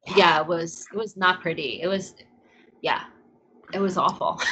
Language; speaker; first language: English; native; English